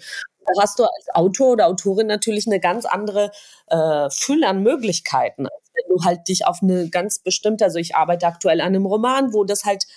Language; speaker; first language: German; non-native, fluent; Georgian